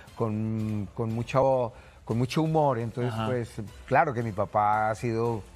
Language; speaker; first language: Spanish; native; Spanish